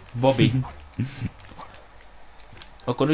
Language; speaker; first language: Finnish; native; Finnish